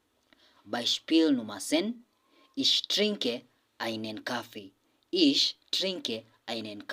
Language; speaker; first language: German; non-native, fluent; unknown